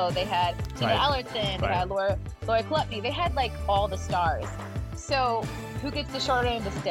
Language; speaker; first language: English; native; English